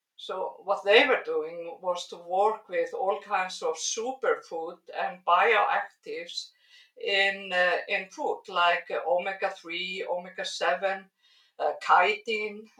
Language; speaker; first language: English; non-native, fluent; Icelandic